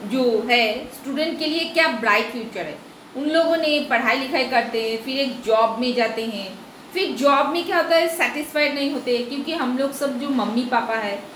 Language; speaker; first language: Hindi; non-native, local second language; Bangla